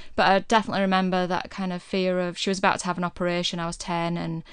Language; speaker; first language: English; native; English